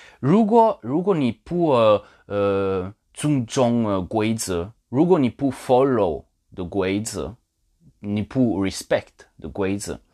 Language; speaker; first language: Chinese; non-native, learner; Polish